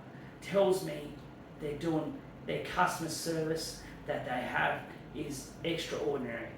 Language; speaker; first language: English; native; English